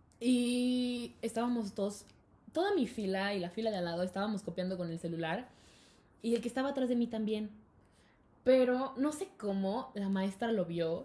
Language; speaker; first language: Spanish; native; Spanish